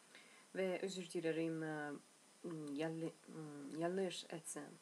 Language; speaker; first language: Turkish; non-native, learner; Italian